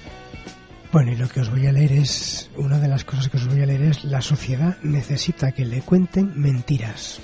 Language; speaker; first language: Spanish; native; Spanish